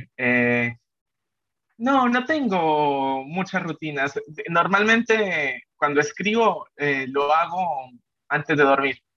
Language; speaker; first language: Spanish; native; Spanish